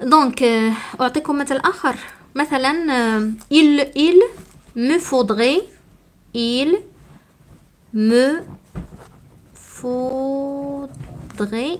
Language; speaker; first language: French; non-native, local second language; Arabic